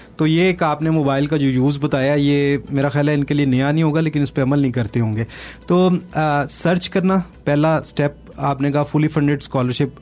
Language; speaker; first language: Urdu; non-native, local second language; Punjabi